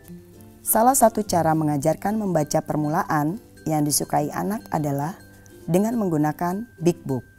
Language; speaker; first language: Indonesian; native; Indonesian